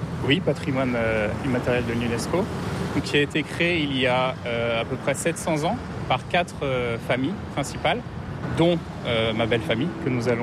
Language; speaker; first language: French; native; French